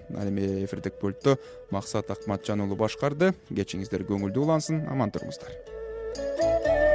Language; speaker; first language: Kyrgyz; native; Kyrgyz